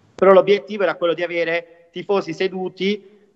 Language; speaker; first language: Italian; native; Italian